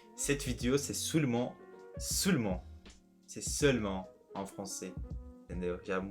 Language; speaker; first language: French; non-native, learner; Portuguese